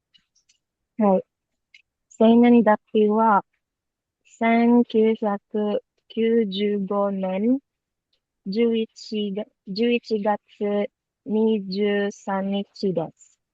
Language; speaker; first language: Japanese; non-native, learner; Filipino